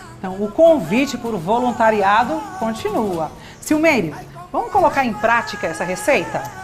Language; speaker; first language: Portuguese; native; Portuguese